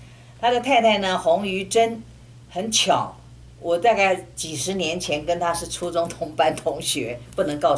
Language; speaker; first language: Chinese; native; Chinese